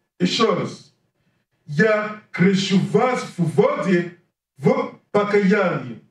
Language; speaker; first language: Russian; non-native, learner; English